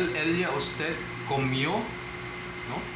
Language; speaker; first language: Spanish; non-native, fluent; Filipino